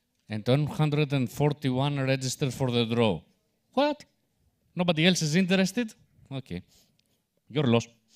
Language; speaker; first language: English; non-native, fluent; Greek